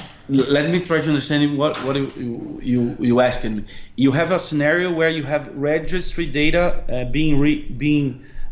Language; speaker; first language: English; non-native, fluent; Portuguese